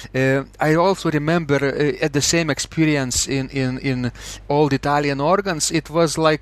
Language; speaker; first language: English; non-native, fluent; Lithuanian